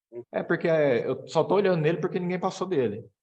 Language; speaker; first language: Portuguese; native; Portuguese